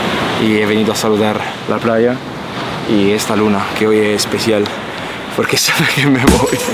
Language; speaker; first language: Spanish; non-native, fluent; Italian